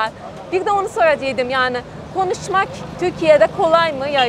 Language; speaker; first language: Turkish; non-native, learner; Persian